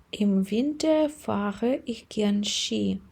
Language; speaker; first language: German; non-native, fluent; Ukrainian